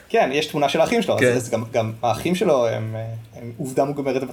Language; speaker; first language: Hebrew; native; Hebrew